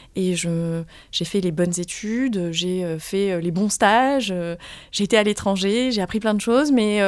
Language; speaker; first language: French; native; French